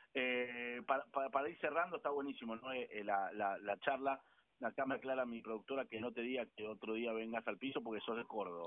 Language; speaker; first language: Spanish; native; Spanish